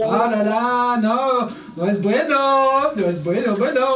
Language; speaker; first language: Spanish; non-native, learner; French